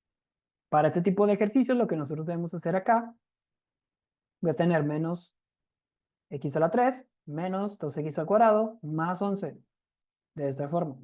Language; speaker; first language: Spanish; native; Spanish